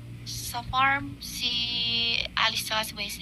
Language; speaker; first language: Filipino; non-native, learner; Chinese